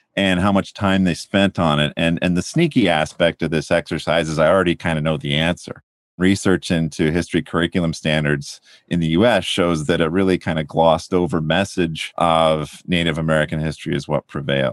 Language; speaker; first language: English; native; English